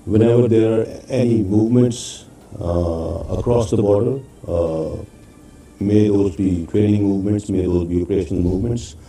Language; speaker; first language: English; non-native, local second language; Urdu